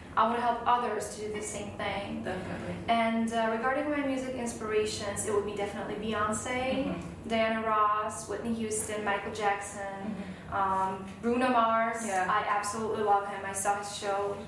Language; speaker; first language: English; non-native, fluent; Slovak